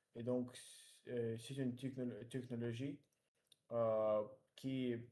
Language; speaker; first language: French; non-native, learner; Russian